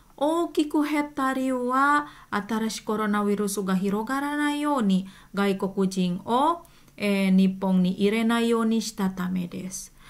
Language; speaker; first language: Japanese; non-native, fluent; Indonesian